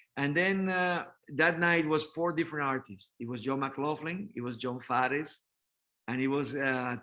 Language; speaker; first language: English; non-native, fluent; Spanish